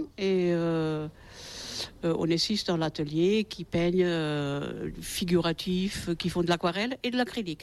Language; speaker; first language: French; native; French